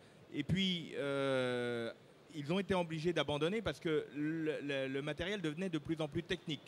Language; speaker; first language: French; native; French